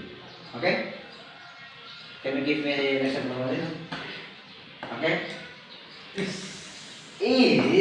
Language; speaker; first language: English; non-native, learner; Indonesian